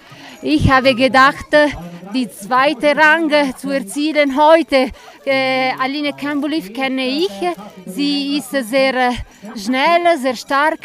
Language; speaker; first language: German; non-native, learner; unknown